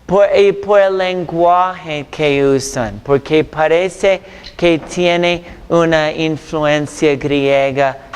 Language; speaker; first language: Spanish; non-native, fluent; English